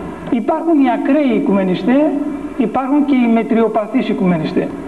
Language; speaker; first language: Greek; native; Greek